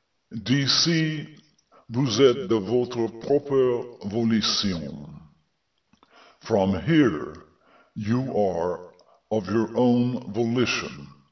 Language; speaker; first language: English; native; English